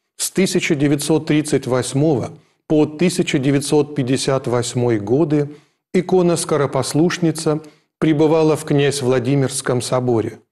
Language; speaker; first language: Russian; native; Russian